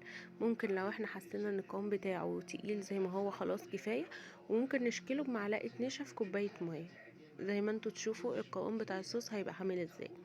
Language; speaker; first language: Arabic; native; Arabic